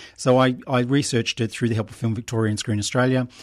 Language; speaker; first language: English; native; English